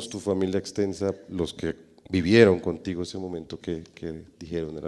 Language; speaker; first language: Spanish; native; Spanish